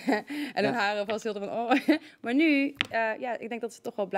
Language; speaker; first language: Dutch; native; Dutch